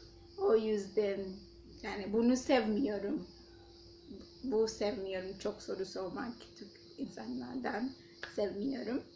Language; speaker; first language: Turkish; non-native, fluent; Nyanja